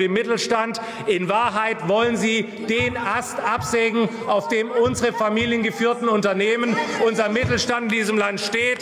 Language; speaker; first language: German; native; German